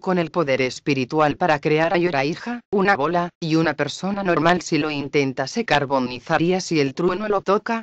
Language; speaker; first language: Spanish; native; Spanish